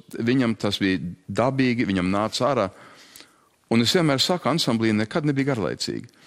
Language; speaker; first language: Latvian; early bilingual, heritage; Latvian